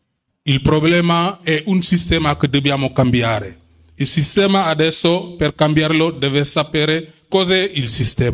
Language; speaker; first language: Italian; non-native, fluent; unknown